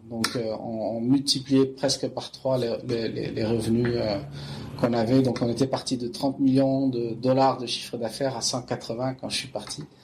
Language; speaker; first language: French; non-native, local second language; Arabic